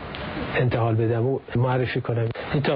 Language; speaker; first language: Persian; native; Persian